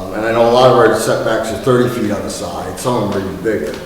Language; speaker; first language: English; native; English